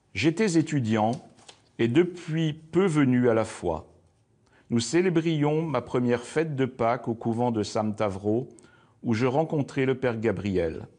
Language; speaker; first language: French; native; French